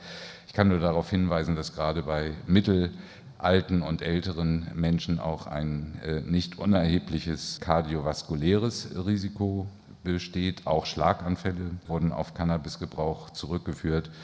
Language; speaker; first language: German; native; German